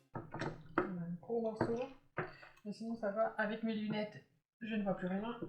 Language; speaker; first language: French; native; French